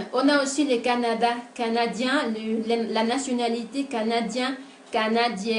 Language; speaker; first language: French; non-native, fluent; Spanish